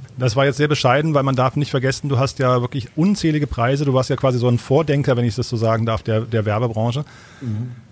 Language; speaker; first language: German; native; German